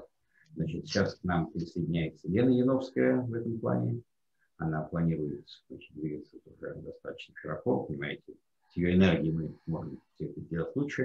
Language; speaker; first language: Russian; non-native, fluent; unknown